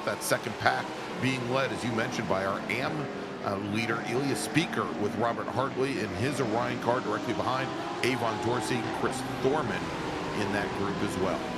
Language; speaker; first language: English; native; English